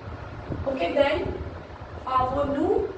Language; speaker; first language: French; non-native, learner; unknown